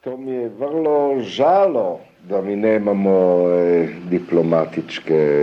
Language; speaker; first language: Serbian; early bilingual, other home language; German